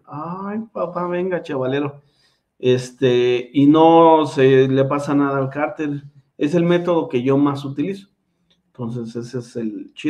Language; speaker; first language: Spanish; native; Spanish